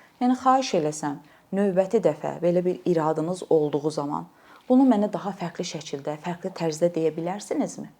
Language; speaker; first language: Azerbaijani; native; Azerbaijani